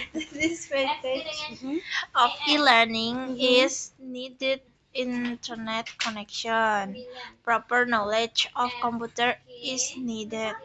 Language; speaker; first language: English; non-native, learner; Indonesian